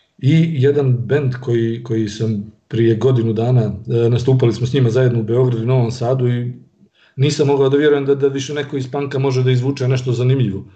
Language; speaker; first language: Serbian; native; Serbian